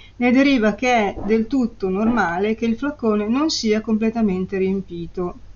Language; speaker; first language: Italian; native; Italian